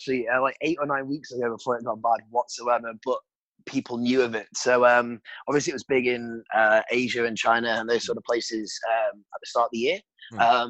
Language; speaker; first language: English; native; English